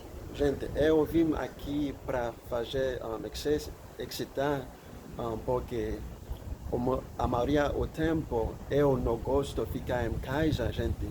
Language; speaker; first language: Portuguese; non-native, learner; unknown